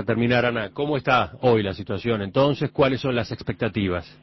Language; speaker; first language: Spanish; native; Spanish